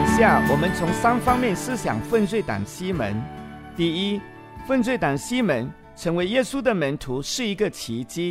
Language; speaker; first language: Chinese; native; Chinese